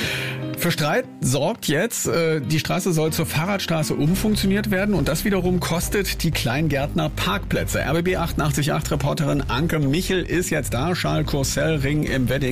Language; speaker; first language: German; native; German